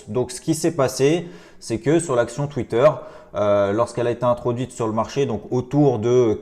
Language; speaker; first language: French; native; French